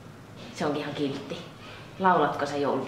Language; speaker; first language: Finnish; native; Finnish